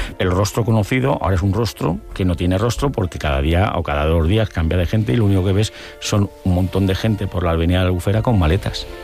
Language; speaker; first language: Spanish; native; Spanish